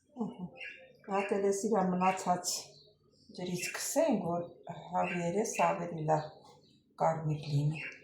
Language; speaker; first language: Armenian; native; Armenian